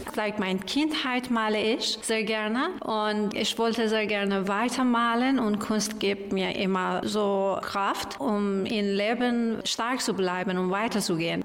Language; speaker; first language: German; non-native, fluent; Persian